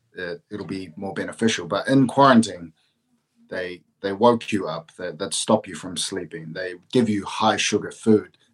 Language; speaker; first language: English; native; English